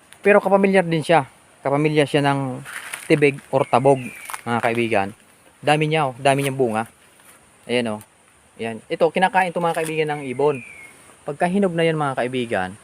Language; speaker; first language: Filipino; non-native, local second language; Bikol